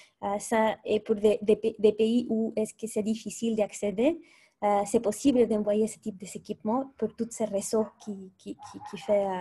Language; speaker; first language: French; non-native, fluent; Spanish